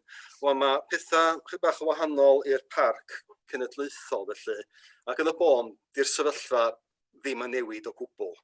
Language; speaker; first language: Welsh; native; Welsh